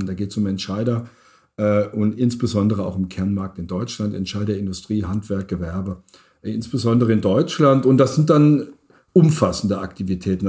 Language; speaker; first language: German; native; German